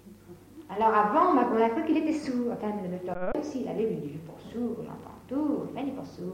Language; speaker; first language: French; native; French